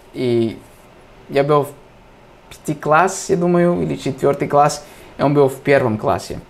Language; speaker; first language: Russian; non-native, fluent; English